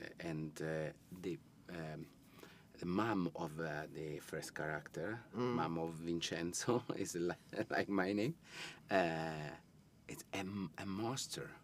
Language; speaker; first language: English; non-native, learner; Italian